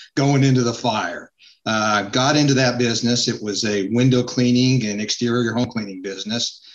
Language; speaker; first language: English; native; English